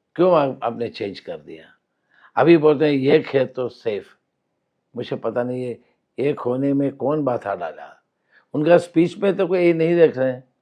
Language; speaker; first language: Hindi; non-native, local second language; Malayalam